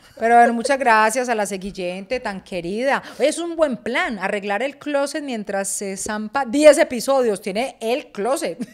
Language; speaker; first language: Spanish; native; Spanish